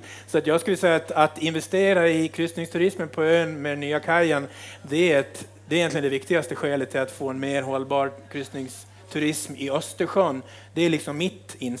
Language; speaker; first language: Swedish; native; Swedish